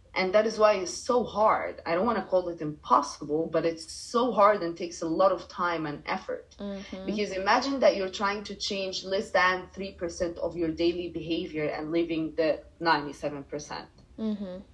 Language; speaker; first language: English; non-native, fluent; Arabic